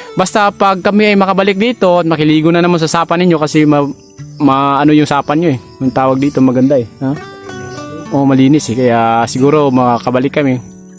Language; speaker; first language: Filipino; non-native, local second language; Cebuano